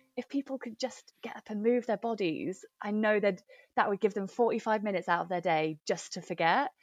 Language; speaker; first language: English; native; English